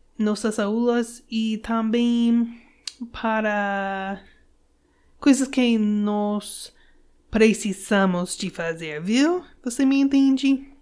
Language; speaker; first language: Portuguese; non-native, learner; English